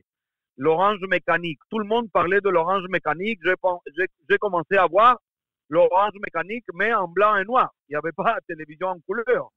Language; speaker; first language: French; non-native, fluent; Spanish